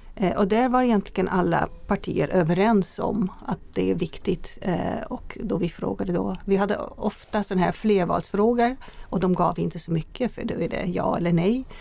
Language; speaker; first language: Swedish; native; Swedish